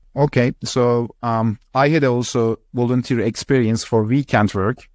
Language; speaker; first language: English; non-native, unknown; Turkish